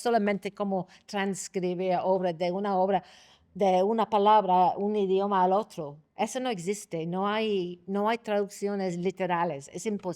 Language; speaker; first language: Spanish; non-native, fluent; English